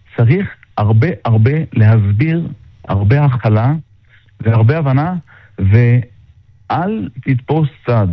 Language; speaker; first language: Hebrew; native; Hebrew